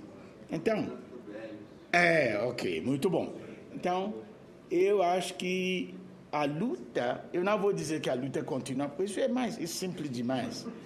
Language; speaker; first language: Portuguese; non-native, fluent; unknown